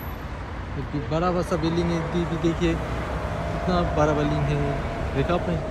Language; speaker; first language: Hindi; non-native, learner; Bangla